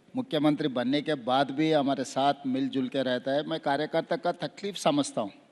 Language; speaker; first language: Hindi; non-native, local second language; Telugu